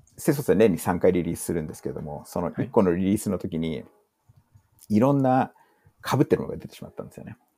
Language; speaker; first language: Japanese; early bilingual, heritage; English